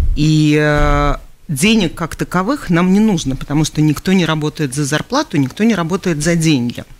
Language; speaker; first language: Russian; native; Russian